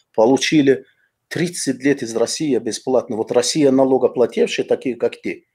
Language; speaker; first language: Russian; non-native, fluent; Azerbaijani